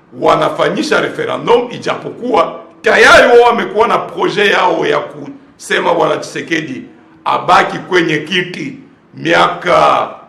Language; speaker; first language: Swahili; native; Swahili